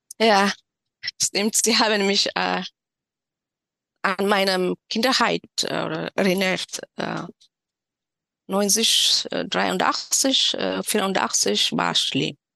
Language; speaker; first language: German; non-native, learner; Tigrinya